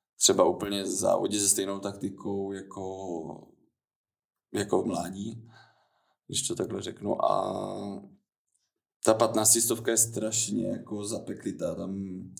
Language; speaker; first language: Czech; native; Czech